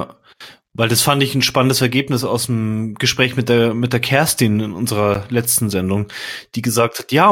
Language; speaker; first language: German; native; German